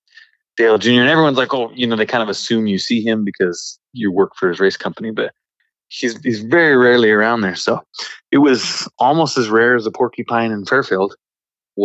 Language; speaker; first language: English; native; English